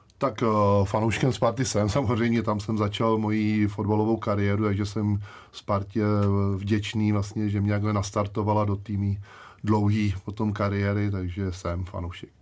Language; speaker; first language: Czech; native; Czech